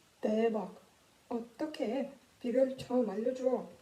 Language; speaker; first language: Korean; non-native, learner; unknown